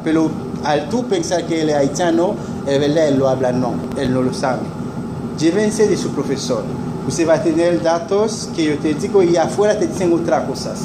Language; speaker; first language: Spanish; non-native, fluent; Haitian Creole